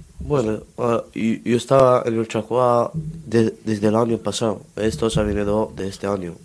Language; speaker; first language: Spanish; non-native, learner; Arabic